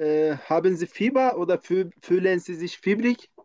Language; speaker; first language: German; non-native, learner; Turkish